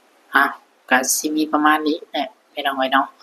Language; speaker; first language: Thai; non-native, local second language; Lao